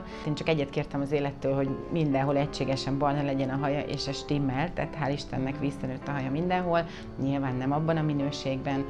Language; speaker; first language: Hungarian; native; Hungarian